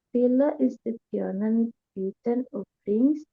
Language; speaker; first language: German; non-native, learner; Indonesian